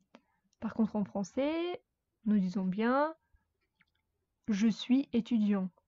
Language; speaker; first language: French; non-native, fluent; Russian